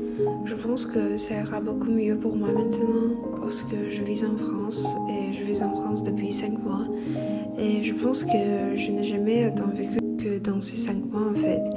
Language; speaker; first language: French; non-native, fluent; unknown